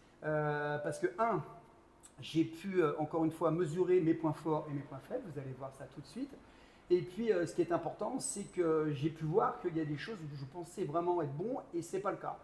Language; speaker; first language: French; native; French